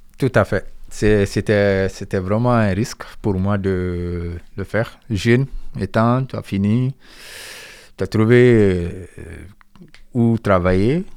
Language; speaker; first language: French; non-native, local second language; Mandingo